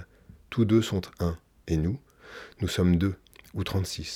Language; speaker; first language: French; native; French